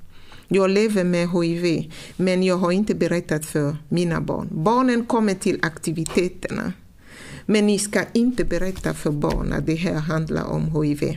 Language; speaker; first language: Swedish; non-native, fluent; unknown